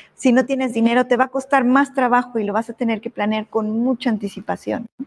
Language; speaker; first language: Spanish; native; Spanish